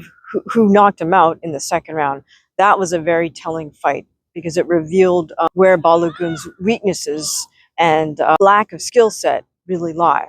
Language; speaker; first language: English; native; English